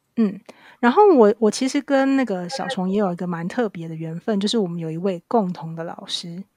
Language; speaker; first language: Chinese; native; Chinese